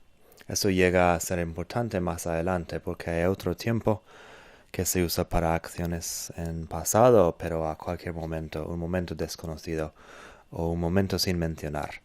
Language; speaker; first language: Spanish; non-native, fluent; English